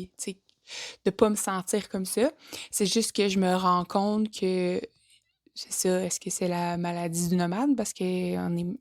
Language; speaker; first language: French; native; French